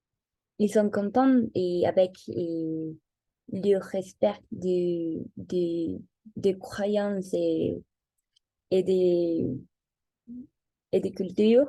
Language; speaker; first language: French; non-native, learner; Spanish